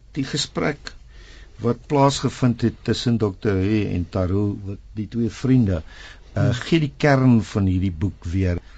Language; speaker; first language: Afrikaans; non-native, local second language; English